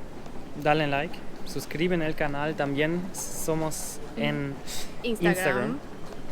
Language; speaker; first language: Spanish; non-native, learner; German